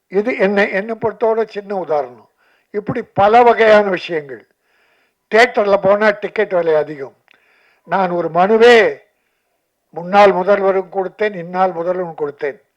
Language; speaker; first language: Tamil; native; Tamil